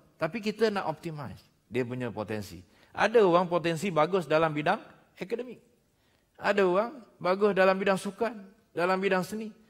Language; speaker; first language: Malay; native; Malay